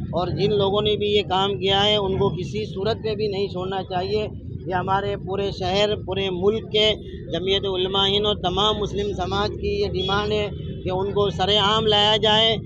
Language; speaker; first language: Hindi; non-native, local second language; Gujarati